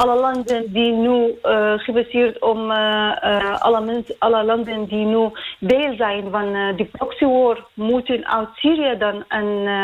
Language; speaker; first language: Dutch; non-native, learner; Arabic